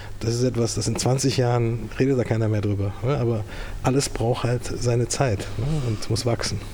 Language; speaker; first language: German; early bilingual, other home language; Turkish